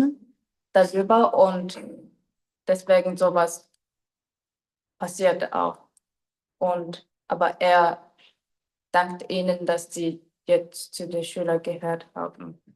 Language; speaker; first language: German; non-native, fluent; Japanese